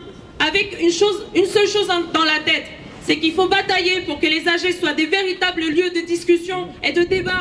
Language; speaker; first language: French; native; French